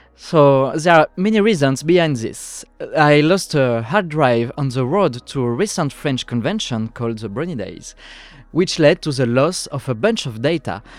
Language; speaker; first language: English; non-native, fluent; French